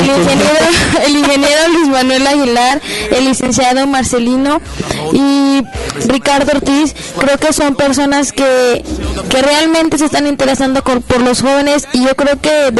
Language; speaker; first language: Spanish; native; Spanish